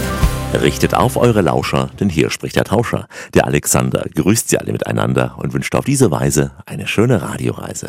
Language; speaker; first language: German; native; German